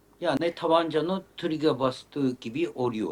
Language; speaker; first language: Turkish; non-native, learner; Japanese